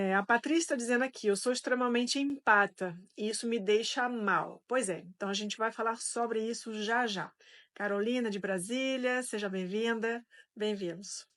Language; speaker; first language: Portuguese; non-native, fluent; French